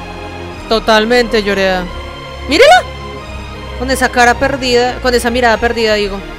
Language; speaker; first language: Spanish; native; Spanish